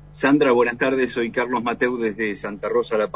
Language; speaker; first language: Spanish; native; Spanish